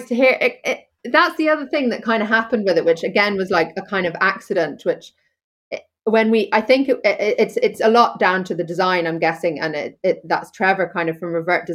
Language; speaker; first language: English; native; English